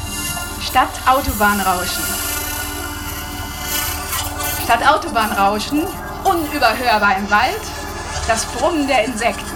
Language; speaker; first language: German; native; German